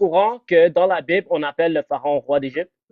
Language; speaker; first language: French; non-native, fluent; English